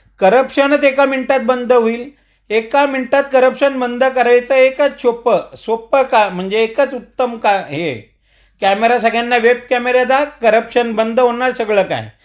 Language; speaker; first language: Marathi; non-native, local second language; Marwari